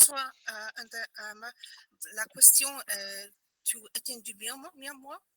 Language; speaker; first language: French; non-native, learner; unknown